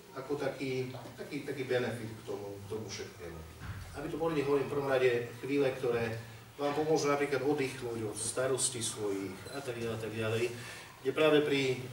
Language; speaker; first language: Slovak; native; Slovak